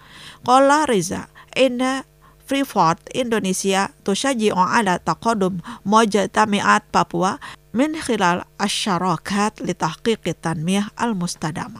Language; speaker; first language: Arabic; non-native, fluent; Indonesian